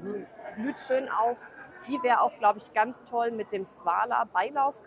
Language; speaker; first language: German; native; German